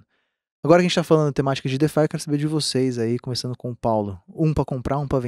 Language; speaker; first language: Portuguese; native; Portuguese